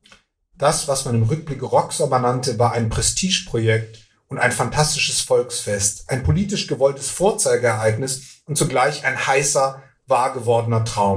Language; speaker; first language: German; native; German